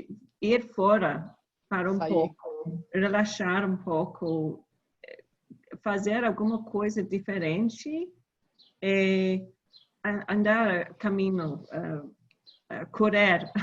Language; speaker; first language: Portuguese; non-native, learner; English